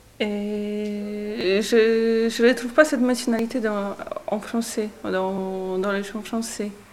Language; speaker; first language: French; non-native, learner; Polish